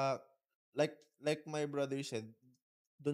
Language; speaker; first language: Filipino; native; Filipino